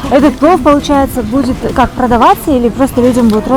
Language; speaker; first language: Russian; native; Russian